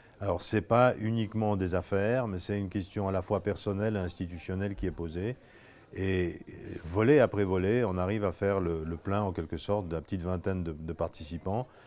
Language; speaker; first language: French; non-native, fluent; Polish